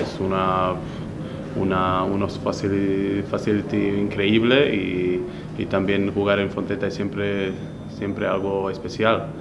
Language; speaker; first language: Spanish; non-native, fluent; Slovenian